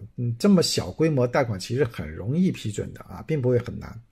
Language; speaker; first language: Chinese; native; Chinese